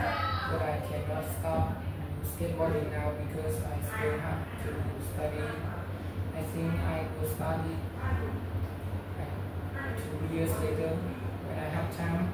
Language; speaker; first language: English; non-native, learner; Vietnamese